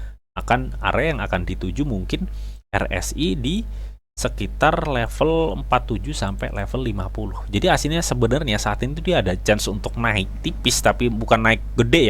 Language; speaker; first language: Indonesian; native; Indonesian